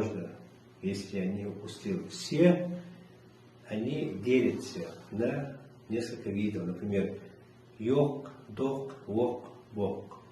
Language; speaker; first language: Russian; non-native, local second language; Chechen